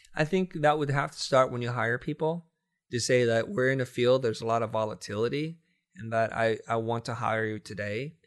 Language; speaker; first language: English; native; English